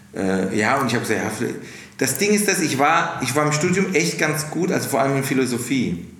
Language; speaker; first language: German; native; German